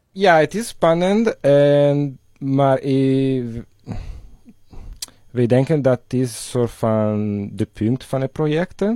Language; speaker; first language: Dutch; non-native, learner; Italian